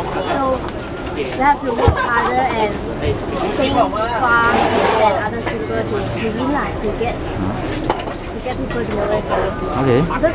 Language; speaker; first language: English; non-native, local second language; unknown